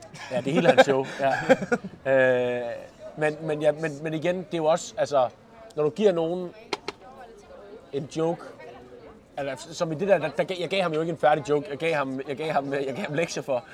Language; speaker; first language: Danish; native; Danish